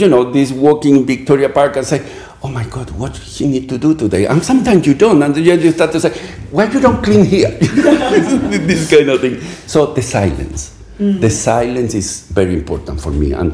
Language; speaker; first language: English; non-native, fluent; Spanish